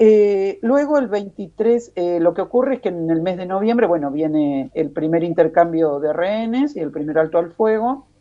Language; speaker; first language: Spanish; native; Spanish